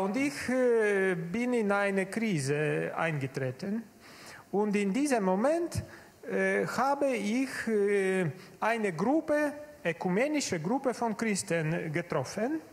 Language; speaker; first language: German; non-native, learner; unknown